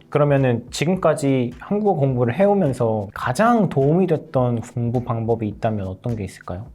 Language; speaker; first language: Korean; native; Korean